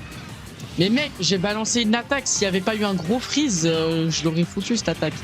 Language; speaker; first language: French; native; French